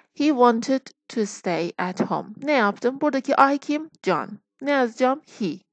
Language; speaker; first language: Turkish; non-native, fluent; Persian